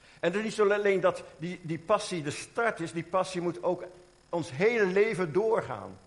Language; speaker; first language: Dutch; native; Dutch